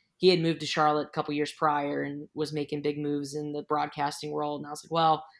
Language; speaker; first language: English; native; English